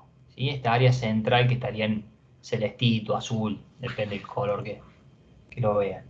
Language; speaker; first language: Spanish; native; Spanish